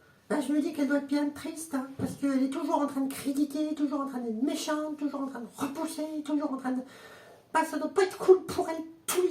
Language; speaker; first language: French; native; French